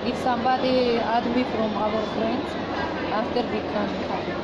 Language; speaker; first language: English; non-native, learner; Turkish